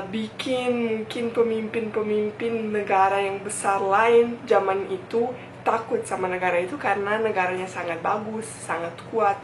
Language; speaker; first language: Indonesian; non-native, fluent; Bosnian